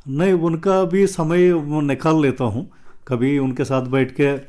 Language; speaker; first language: Hindi; non-native, local second language; Telugu